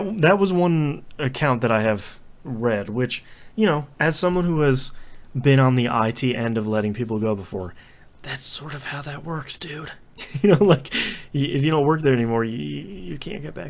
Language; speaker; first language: English; native; English